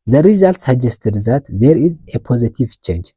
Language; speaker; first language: English; non-native, local second language; Amharic